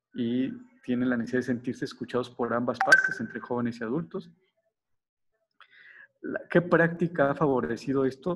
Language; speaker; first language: Spanish; native; Spanish